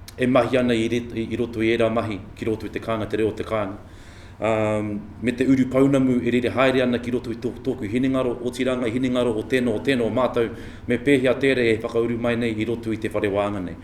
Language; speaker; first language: Māori; non-native, local second language; English